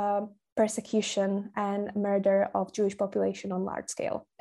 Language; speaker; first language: English; non-native, fluent; Slovak